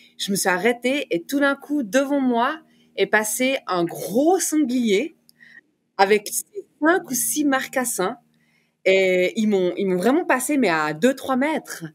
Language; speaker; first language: French; native; French